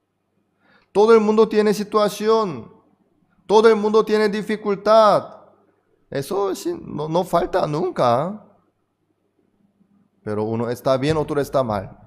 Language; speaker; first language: Spanish; non-native, fluent; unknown